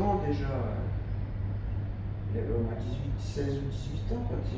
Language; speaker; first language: French; native; French